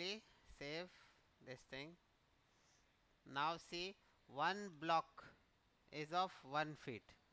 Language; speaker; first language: English; non-native, local second language; Hindi